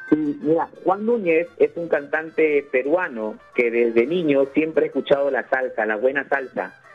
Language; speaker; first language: Spanish; native; Spanish